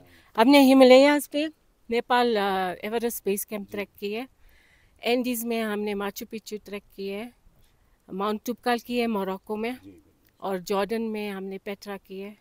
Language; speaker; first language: Hindi; early bilingual, heritage; Hindi